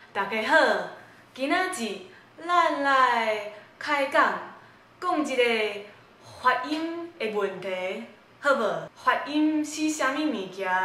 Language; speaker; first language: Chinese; early bilingual, heritage; Chinese